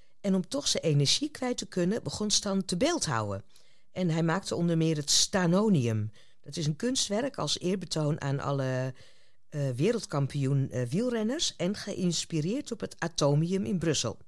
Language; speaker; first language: Dutch; native; Dutch